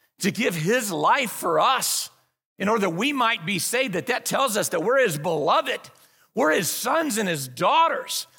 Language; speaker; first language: English; native; English